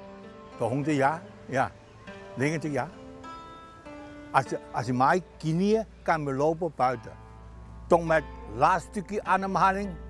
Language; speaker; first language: Dutch; non-native, learner; Cantonese